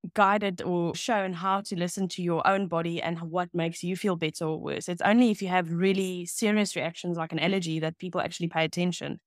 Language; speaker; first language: English; non-native, local second language; Afrikaans